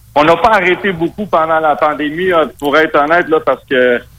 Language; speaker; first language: French; non-native, local second language; Spanish